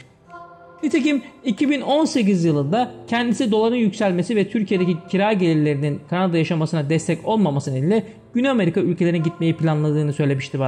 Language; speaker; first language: Turkish; native; Turkish